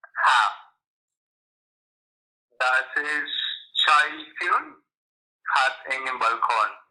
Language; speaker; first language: German; non-native, learner; Spanish